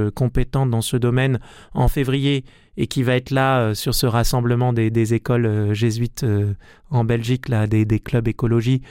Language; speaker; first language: French; native; French